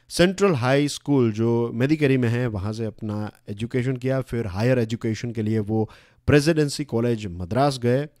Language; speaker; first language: Hindi; non-native, local second language; Gujarati